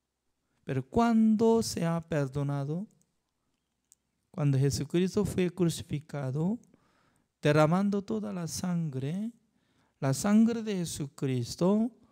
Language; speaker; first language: Spanish; non-native, fluent; Korean